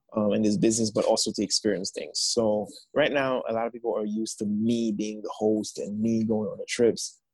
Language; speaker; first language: English; non-native, fluent; Haitian Creole